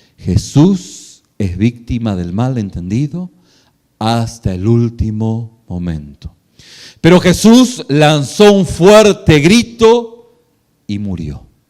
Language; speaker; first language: Spanish; native; Spanish